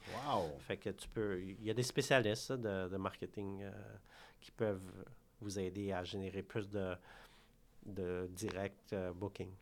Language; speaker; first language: French; early bilingual, other home language; Khmer